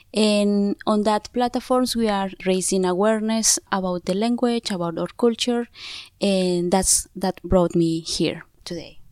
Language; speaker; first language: English; non-native, fluent; Zapotec